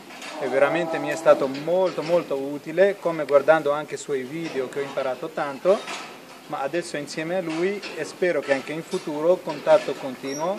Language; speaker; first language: Italian; non-native, fluent; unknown